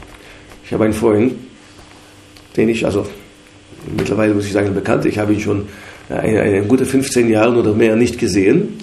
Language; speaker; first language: German; non-native, fluent; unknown